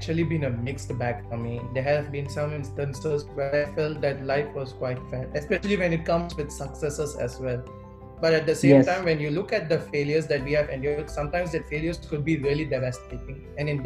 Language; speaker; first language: English; non-native, local second language; Telugu